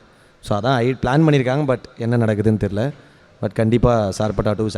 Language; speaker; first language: Tamil; native; Tamil